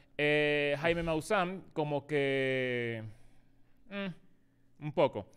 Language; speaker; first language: Spanish; native; Spanish